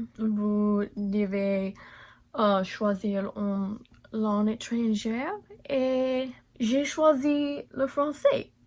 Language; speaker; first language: French; non-native, learner; English